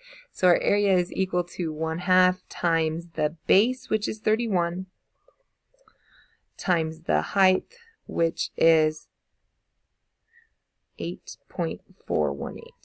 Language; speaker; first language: English; native; English